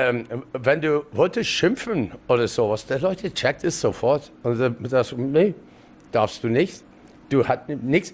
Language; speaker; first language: German; non-native, fluent; English